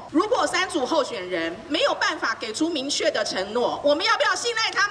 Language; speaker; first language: Chinese; native; Chinese